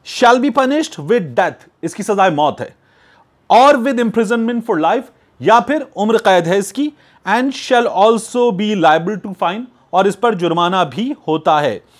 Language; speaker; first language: Urdu; native; Urdu